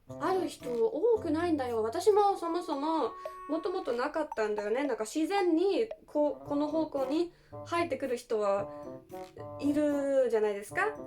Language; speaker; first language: Japanese; non-native, fluent; German